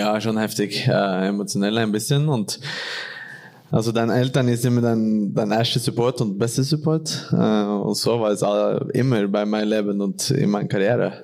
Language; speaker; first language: German; non-native, fluent; Norwegian